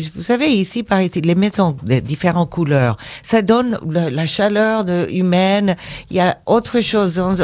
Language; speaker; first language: French; non-native, fluent; English